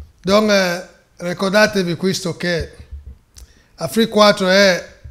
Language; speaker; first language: Italian; non-native, fluent; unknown